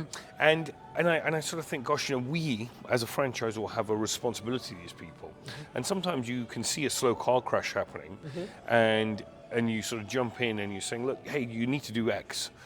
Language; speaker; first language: English; native; English